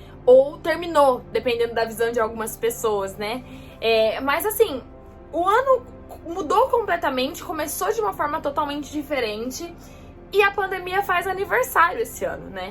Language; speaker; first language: Portuguese; native; Portuguese